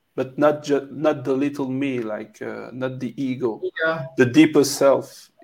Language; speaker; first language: English; non-native, fluent; French